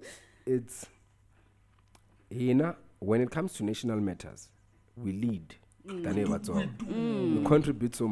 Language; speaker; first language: English; non-native, local second language; Tsonga